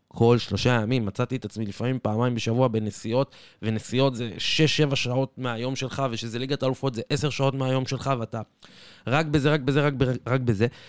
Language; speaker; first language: Hebrew; native; Hebrew